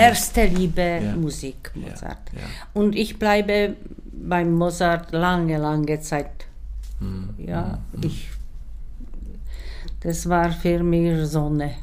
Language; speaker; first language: German; non-native, learner; Czech